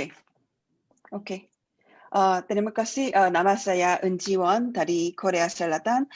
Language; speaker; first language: Indonesian; non-native, learner; Korean